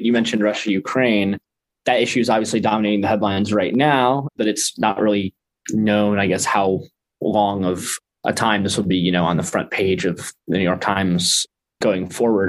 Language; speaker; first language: English; native; English